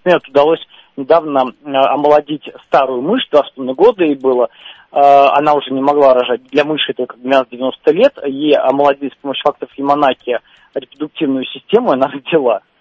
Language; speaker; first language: Russian; native; Russian